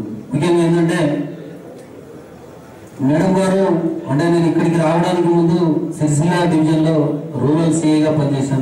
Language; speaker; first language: Telugu; native; Telugu